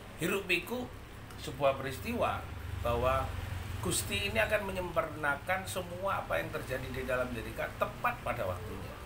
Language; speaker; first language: Indonesian; non-native, local second language; Madurese